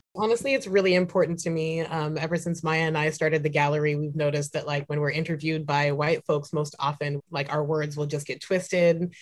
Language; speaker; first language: English; native; English